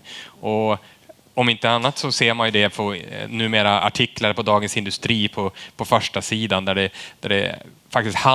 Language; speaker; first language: Swedish; native; Swedish